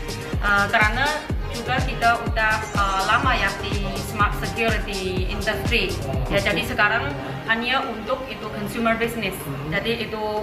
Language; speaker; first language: Indonesian; non-native, learner; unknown